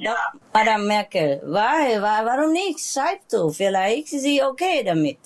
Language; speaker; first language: German; non-native, learner; Vietnamese